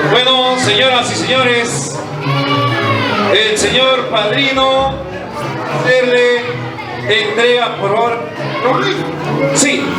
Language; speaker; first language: Spanish; native; Spanish